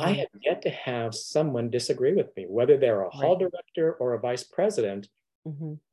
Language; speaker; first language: English; native; English